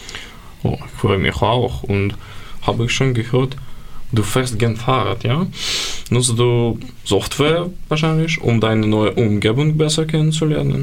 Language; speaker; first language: German; non-native, fluent; Ukrainian